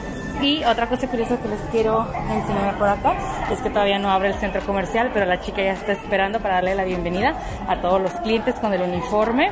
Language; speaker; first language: Spanish; native; Spanish